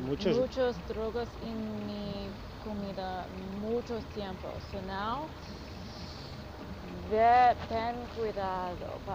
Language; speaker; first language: Spanish; non-native, learner; English